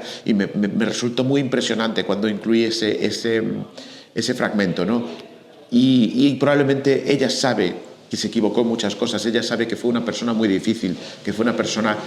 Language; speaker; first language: Spanish; native; Spanish